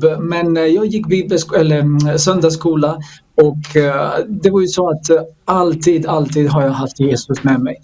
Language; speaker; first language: Swedish; non-native, fluent; Croatian